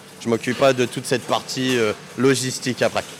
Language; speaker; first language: French; native; French